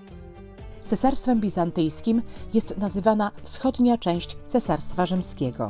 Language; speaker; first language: Polish; native; Polish